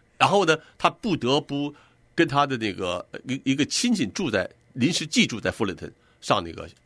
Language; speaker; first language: Chinese; native; Chinese